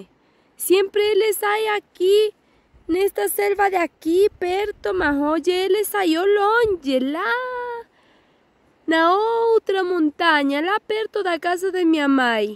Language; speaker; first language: Portuguese; non-native, fluent; Spanish